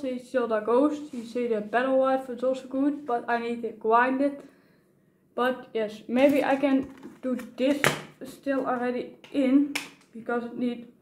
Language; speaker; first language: English; non-native, learner; Dutch